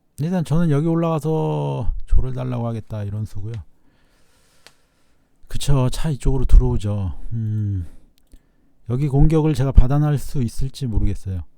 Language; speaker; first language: Korean; native; Korean